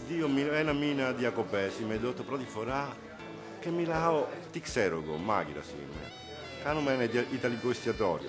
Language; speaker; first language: Greek; non-native, learner; Italian